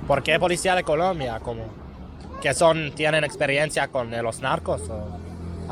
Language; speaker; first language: Spanish; non-native, fluent; Hebrew